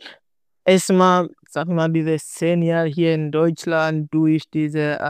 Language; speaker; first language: German; non-native, learner; Swahili